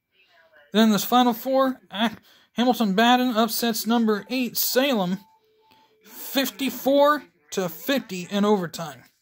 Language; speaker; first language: English; native; English